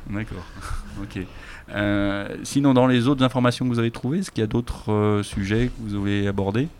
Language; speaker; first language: French; native; French